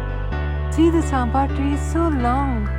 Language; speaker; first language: English; non-native, local second language; Hindi